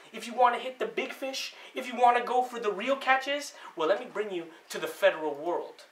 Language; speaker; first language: English; native; English